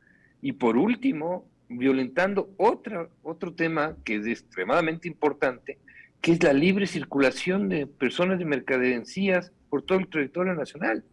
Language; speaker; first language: Spanish; native; Spanish